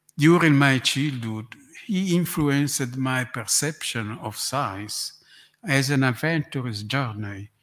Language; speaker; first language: English; non-native, learner; Italian